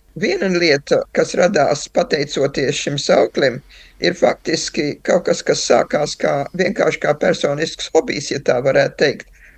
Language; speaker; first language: Latvian; early bilingual, heritage; Latvian